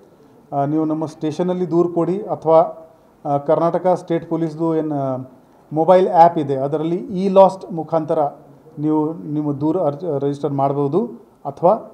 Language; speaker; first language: Kannada; non-native, local second language; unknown